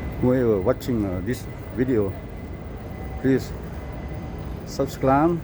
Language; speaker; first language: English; non-native, learner; Lao